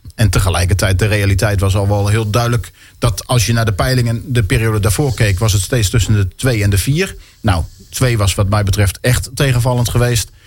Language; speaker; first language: Dutch; native; Dutch